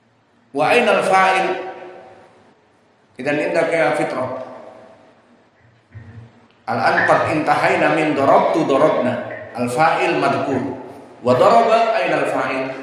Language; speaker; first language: Arabic; non-native, fluent; Indonesian